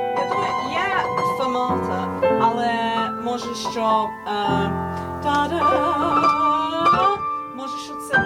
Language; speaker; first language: Ukrainian; early bilingual, heritage; English